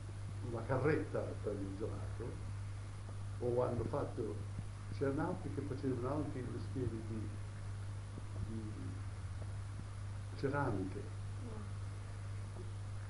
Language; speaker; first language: Italian; early bilingual, heritage; Italian